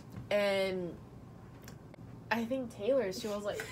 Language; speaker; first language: English; non-native, fluent; Portuguese